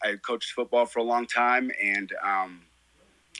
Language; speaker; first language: English; native; English